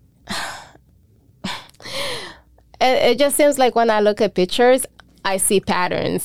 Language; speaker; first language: English; non-native, fluent; Mandingo